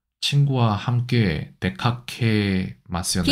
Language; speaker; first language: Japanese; non-native, learner; Korean